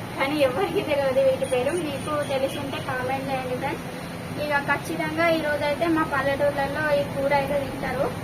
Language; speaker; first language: Telugu; native; Telugu